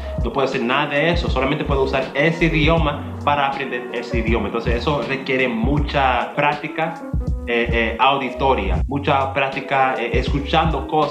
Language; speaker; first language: Spanish; non-native, fluent; English